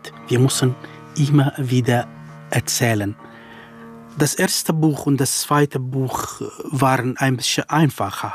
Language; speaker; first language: German; non-native, fluent; Kurdish